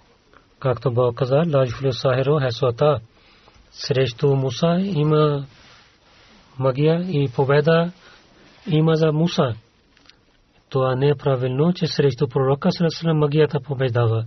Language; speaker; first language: Bulgarian; non-native, learner; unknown